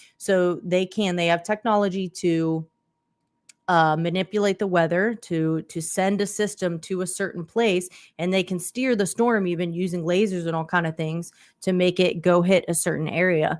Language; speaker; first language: English; native; English